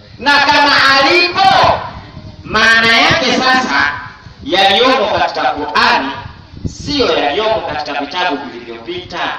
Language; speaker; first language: Swahili; native; Swahili